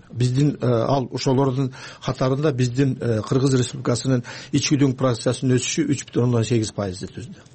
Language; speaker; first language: Kyrgyz; native; Kyrgyz